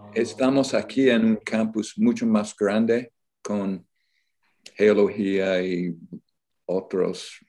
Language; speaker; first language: Spanish; non-native, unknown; English